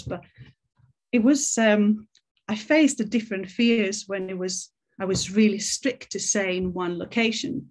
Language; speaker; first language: English; non-native, fluent; Greek